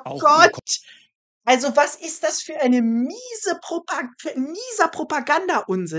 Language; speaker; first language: German; native; German